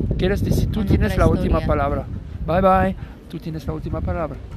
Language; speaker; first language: Spanish; non-native, learner; German